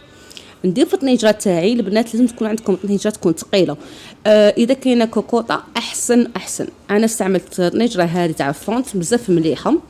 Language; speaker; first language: Arabic; native; Arabic